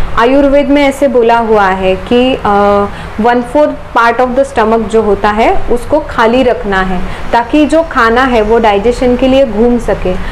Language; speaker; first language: Hindi; non-native, local second language; Marathi